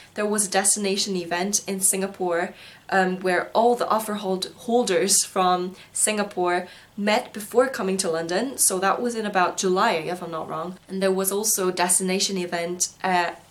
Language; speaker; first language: English; non-native, fluent; Korean